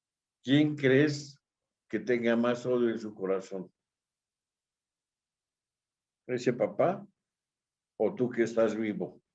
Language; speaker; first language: Spanish; native; Spanish